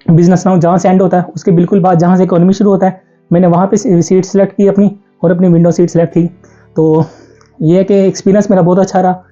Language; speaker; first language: Urdu; non-native, local second language; Punjabi